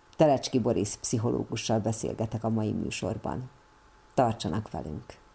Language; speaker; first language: Hungarian; native; Hungarian